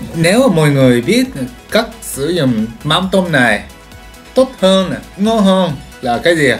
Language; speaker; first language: Vietnamese; non-native, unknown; Japanese